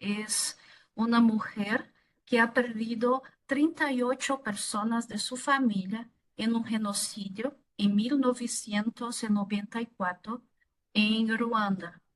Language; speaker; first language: Spanish; non-native, fluent; Portuguese